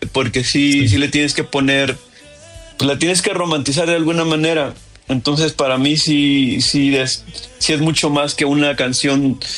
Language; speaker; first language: Spanish; early bilingual, heritage; Spanish